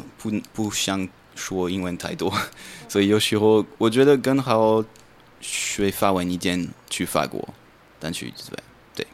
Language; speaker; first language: Chinese; non-native, learner; French